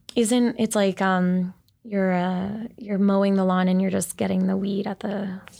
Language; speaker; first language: English; native; English